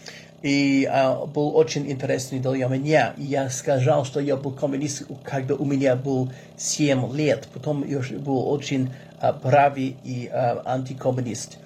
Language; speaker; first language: Russian; non-native, learner; English